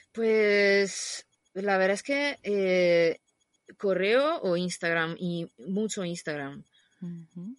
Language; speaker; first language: Spanish; non-native, fluent; Italian